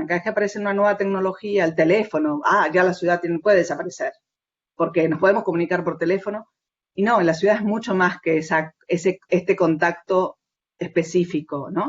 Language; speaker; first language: Spanish; native; Spanish